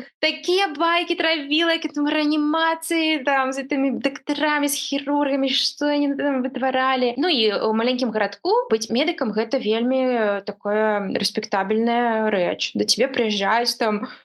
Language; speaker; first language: Belarusian; non-native, local second language; Russian